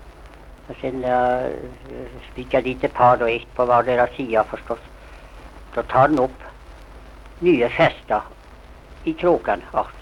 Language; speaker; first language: Swedish; native; Swedish